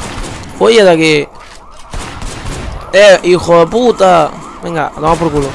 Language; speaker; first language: Spanish; native; Spanish